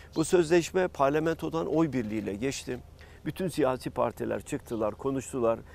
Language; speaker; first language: Turkish; native; Turkish